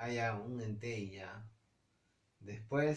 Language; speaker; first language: Spanish; native; Spanish